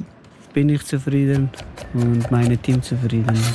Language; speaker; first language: German; non-native, learner; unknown